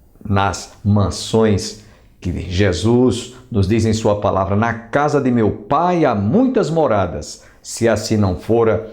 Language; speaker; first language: Portuguese; native; Portuguese